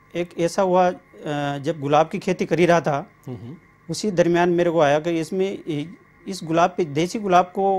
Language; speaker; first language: Hindi; native; Hindi